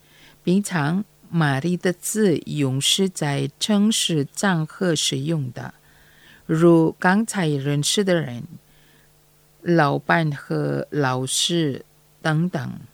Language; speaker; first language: Chinese; non-native, fluent; Indonesian